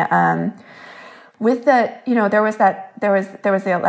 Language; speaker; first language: English; early bilingual, other home language; Korean